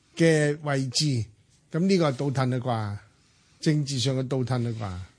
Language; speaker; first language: Cantonese; native; Cantonese